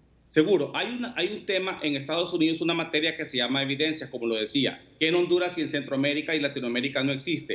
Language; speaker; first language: Spanish; native; Spanish